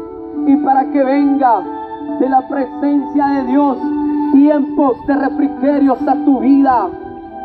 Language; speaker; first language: Spanish; native; Spanish